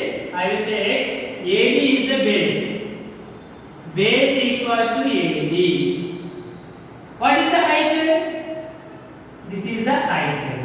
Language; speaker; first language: English; non-native, local second language; Telugu